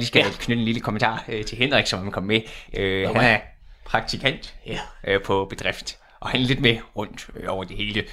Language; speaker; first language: Danish; native; Danish